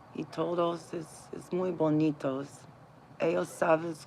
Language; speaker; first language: Spanish; non-native, learner; English